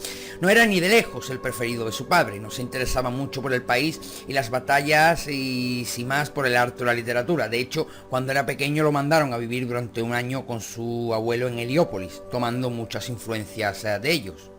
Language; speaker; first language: Spanish; native; Spanish